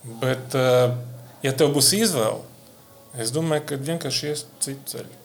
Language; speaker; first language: Latvian; non-native, local second language; Russian